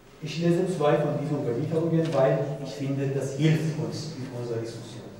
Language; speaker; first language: German; non-native, fluent; Persian